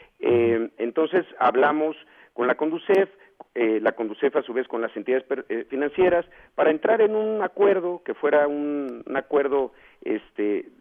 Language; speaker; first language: Spanish; native; Spanish